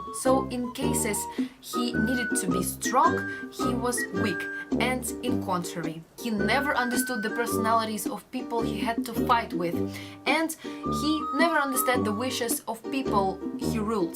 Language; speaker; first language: English; non-native, learner; Russian